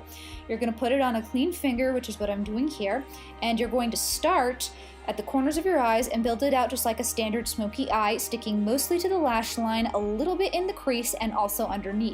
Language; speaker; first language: English; native; English